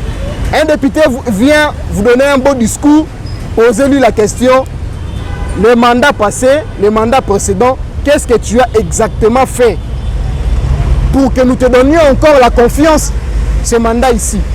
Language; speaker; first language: French; non-native, local second language; Lingala